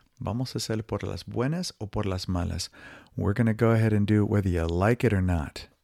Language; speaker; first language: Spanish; non-native, fluent; English